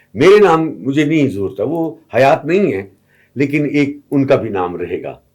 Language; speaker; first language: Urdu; non-native, local second language; Punjabi